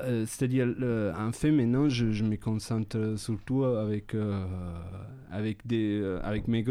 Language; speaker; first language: French; non-native, fluent; Italian